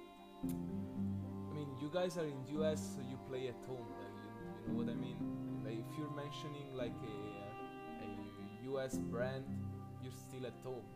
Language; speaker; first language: English; non-native, fluent; Italian